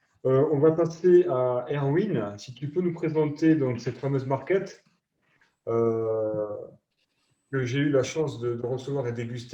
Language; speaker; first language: French; native; French